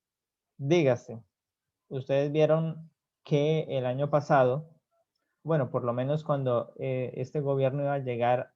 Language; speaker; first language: Spanish; native; Spanish